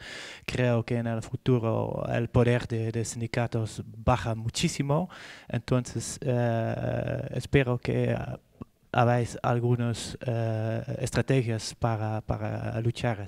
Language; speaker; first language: Spanish; non-native, fluent; Dutch